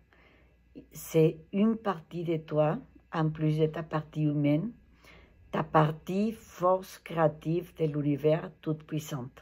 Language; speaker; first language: French; non-native, fluent; Spanish